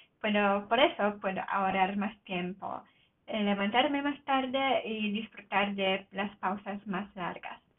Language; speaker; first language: Spanish; non-native, fluent; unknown